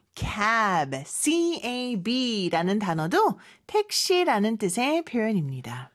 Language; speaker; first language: Korean; native; Korean